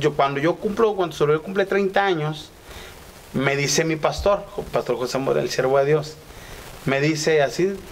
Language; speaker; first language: Spanish; native; Spanish